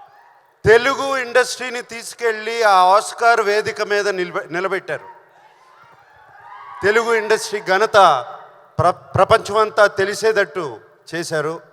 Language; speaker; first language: Telugu; native; Telugu